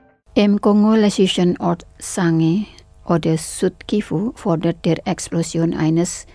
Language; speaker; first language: German; non-native, fluent; Indonesian